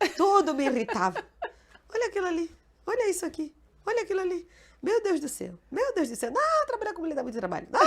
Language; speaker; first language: Portuguese; non-native, local second language; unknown